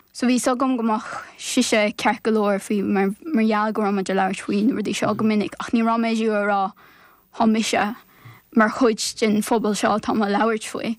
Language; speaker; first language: Irish; native; Irish